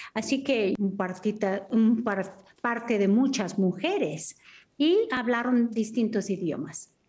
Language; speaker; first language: Spanish; early bilingual, heritage; Spanish